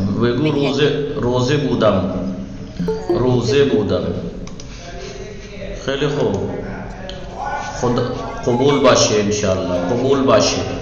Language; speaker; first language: Persian; non-native, fluent; Urdu